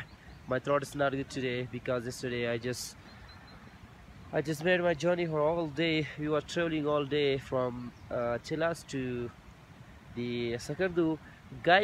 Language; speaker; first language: English; non-native, local second language; Urdu